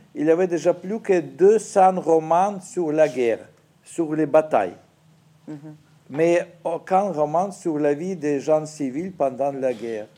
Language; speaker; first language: French; non-native, fluent; Ukrainian